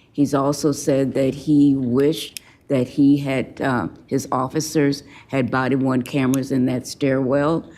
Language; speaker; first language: English; native; English